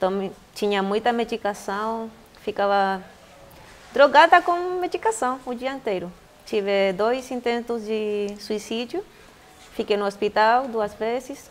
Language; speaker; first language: Portuguese; non-native, fluent; Spanish